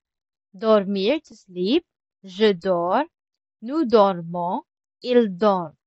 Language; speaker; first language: French; non-native, fluent; Filipino